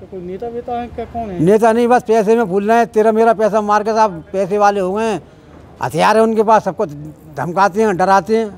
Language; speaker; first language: Hindi; native; Hindi